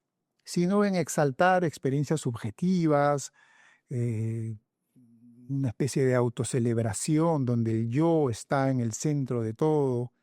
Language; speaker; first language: Spanish; native; Spanish